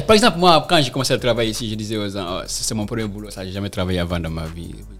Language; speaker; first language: French; non-native, local second language; Fula